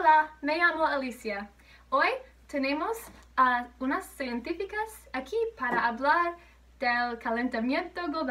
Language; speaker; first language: Spanish; non-native, learner; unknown